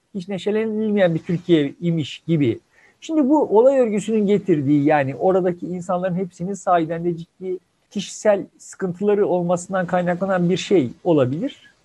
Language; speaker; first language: Turkish; native; Turkish